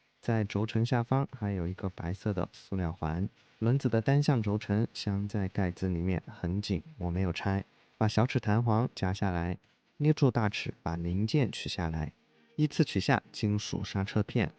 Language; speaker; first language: Chinese; native; Chinese